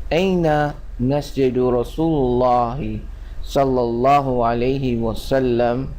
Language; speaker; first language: Arabic; non-native, fluent; English